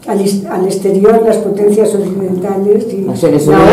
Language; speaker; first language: Spanish; non-native, fluent; French